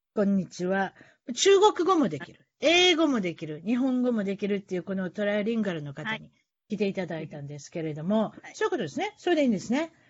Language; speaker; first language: Japanese; native; Japanese